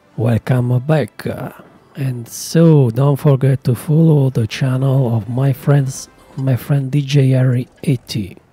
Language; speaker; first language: English; non-native, learner; Italian